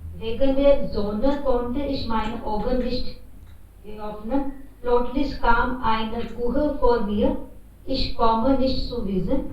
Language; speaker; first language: German; non-native, learner; Hindi